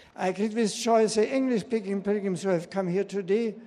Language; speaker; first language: English; non-native, fluent; German